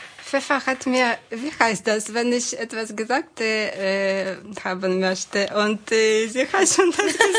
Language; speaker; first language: German; non-native, fluent; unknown